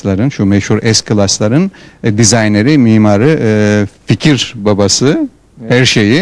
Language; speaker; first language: Turkish; native; Turkish